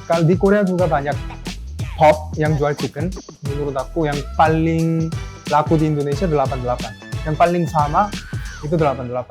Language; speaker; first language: Indonesian; early bilingual, other home language; Korean